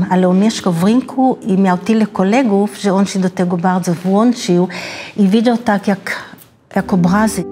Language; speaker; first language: Polish; early bilingual, heritage; Hebrew